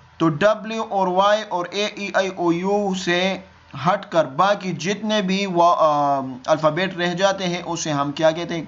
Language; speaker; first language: Urdu; non-native, local second language; Pashto